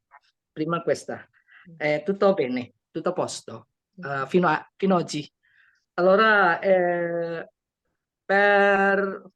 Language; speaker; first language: Italian; non-native, learner; Indonesian